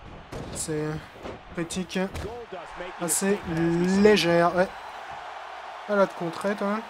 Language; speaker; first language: French; native; French